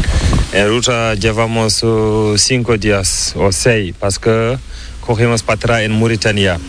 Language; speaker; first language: Spanish; non-native, learner; Fula